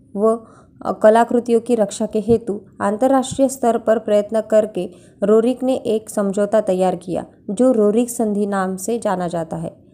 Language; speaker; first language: Hindi; non-native, local second language; Marathi